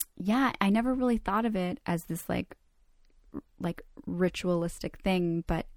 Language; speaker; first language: English; early bilingual, other home language; Croatian